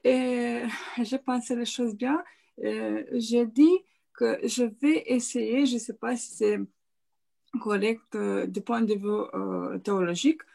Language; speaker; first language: French; non-native, fluent; Romanian